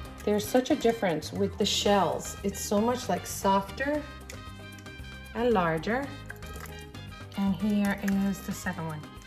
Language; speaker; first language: English; early bilingual, other home language; Spanish